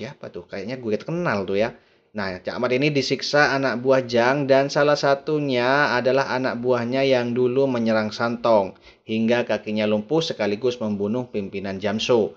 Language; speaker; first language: Indonesian; native; Indonesian